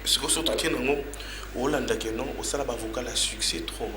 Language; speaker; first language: French; non-native, local second language; Lingala